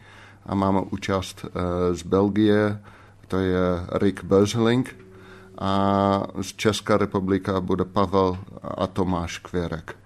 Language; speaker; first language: Czech; non-native, fluent; Dutch